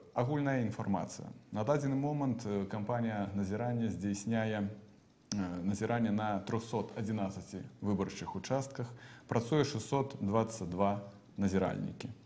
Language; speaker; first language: Belarusian; non-native, local second language; Russian